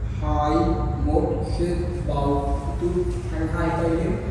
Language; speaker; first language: Vietnamese; non-native, learner; Hindi